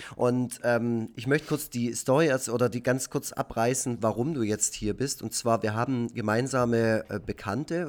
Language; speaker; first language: German; native; German